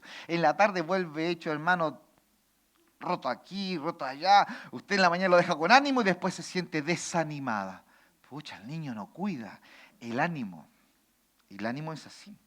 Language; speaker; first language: Spanish; native; Spanish